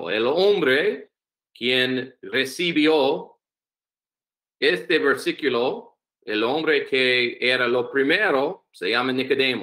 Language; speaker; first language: Spanish; non-native, learner; English